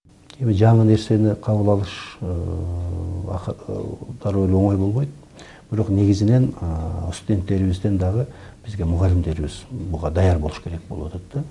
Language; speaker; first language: Kyrgyz; native; Kyrgyz